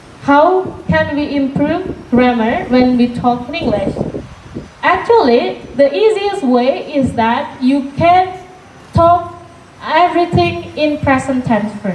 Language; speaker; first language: English; non-native, fluent; Indonesian